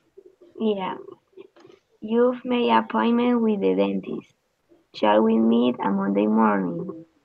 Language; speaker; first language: English; non-native, learner; Spanish